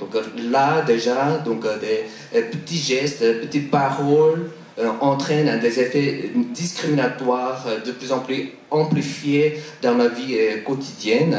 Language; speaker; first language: French; non-native, fluent; Korean